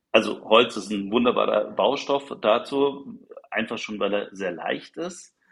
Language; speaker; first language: German; native; German